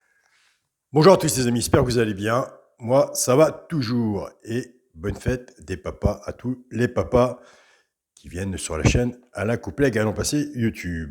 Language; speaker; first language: French; native; French